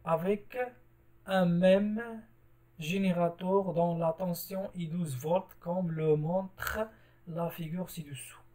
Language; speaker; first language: French; non-native, local second language; Arabic